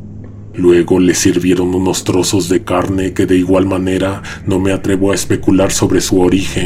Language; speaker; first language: Spanish; native; Spanish